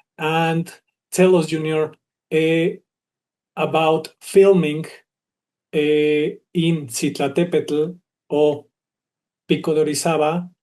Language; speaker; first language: English; non-native, learner; Spanish